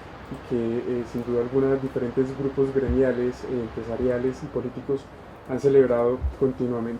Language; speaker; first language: Spanish; native; Spanish